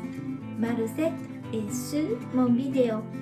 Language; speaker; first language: French; non-native, learner; Japanese